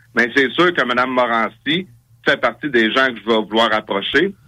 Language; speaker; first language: French; native; French